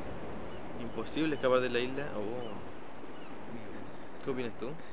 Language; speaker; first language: Spanish; native; Spanish